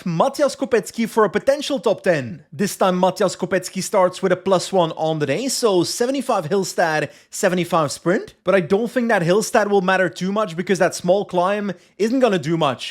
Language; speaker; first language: English; non-native, fluent; Dutch